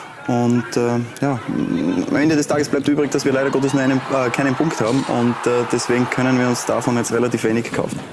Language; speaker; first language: German; native; German